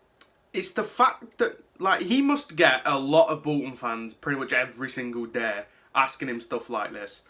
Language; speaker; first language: English; native; English